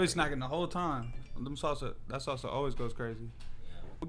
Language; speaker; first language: English; native; English